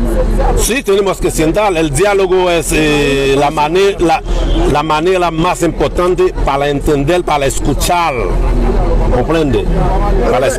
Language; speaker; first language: Spanish; non-native, local second language; Haitian Creole